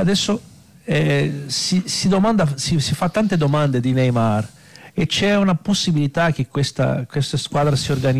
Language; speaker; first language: Italian; non-native, fluent; Portuguese